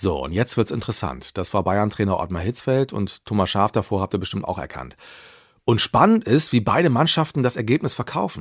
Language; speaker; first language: German; native; German